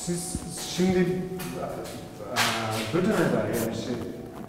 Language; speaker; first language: Turkish; non-native, learner; English